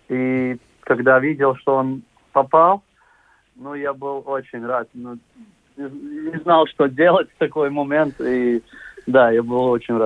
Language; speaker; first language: Russian; non-native, local second language; Latvian